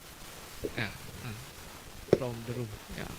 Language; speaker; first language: English; non-native, fluent; Indonesian